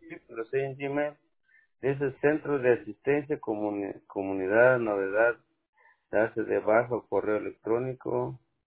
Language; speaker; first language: Spanish; native; Spanish